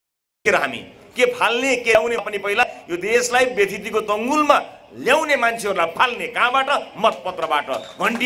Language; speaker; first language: Nepali; native; Nepali